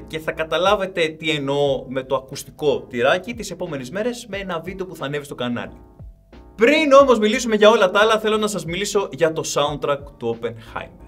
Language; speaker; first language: Greek; native; Greek